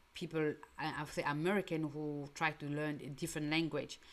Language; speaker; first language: English; non-native, local second language; French